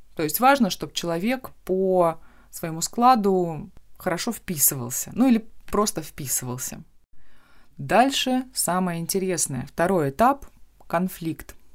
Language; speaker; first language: Russian; native; Russian